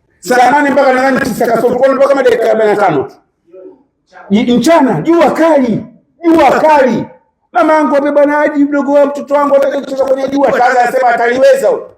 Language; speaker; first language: Swahili; native; Swahili